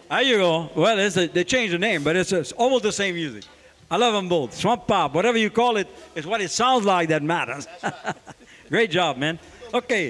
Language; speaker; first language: English; early bilingual, other home language; French